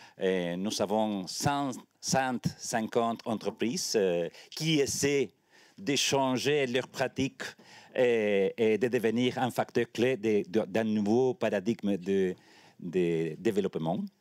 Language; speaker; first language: French; non-native, learner; Spanish